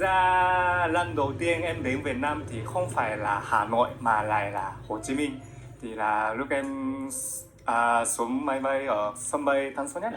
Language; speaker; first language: Vietnamese; non-native, fluent; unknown